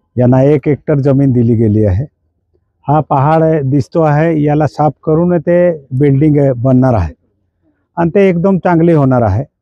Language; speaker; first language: Marathi; non-native, local second language; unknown